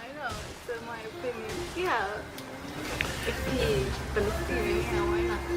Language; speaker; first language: English; non-native, learner; Arabic